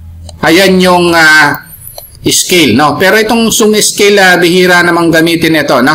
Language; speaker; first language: Filipino; native; Filipino